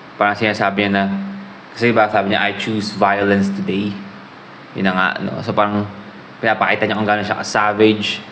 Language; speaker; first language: Filipino; native; Filipino